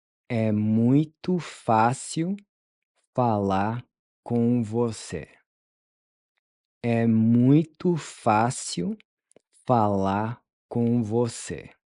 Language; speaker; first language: Portuguese; non-native, fluent; English